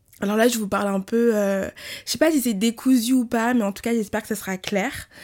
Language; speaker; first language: French; early bilingual, other home language; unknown